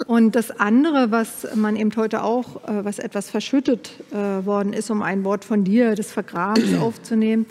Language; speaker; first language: German; native; German